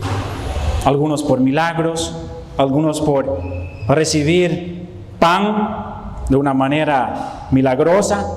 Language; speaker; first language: Spanish; non-native, fluent; Dutch